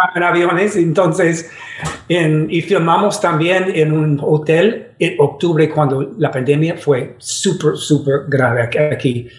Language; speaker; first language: Spanish; non-native, fluent; English